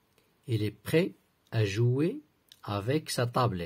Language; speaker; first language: French; non-native, local second language; Arabic